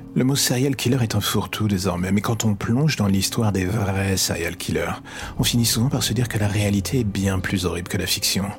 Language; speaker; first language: French; native; French